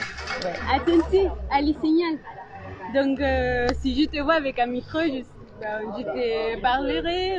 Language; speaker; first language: French; non-native, learner; Spanish